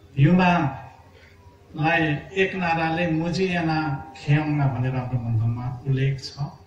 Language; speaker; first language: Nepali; non-native, local second language; Limbu